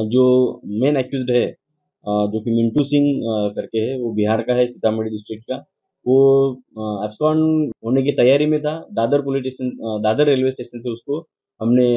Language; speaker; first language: Hindi; non-native, local second language; Marathi